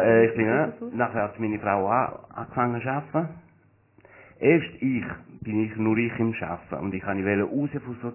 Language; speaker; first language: German; non-native, learner; Italian